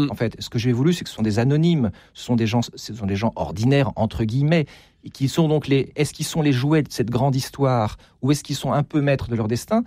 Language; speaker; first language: French; native; French